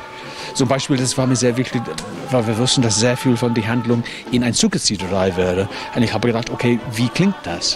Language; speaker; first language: German; non-native, fluent; English